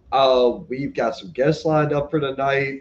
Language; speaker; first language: English; native; English